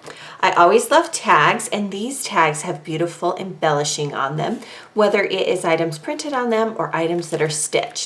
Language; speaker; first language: English; native; English